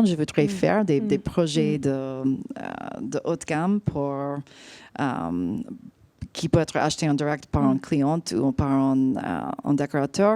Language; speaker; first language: French; non-native, fluent; English